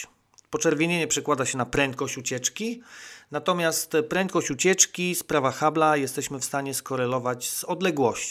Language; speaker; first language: Polish; native; Polish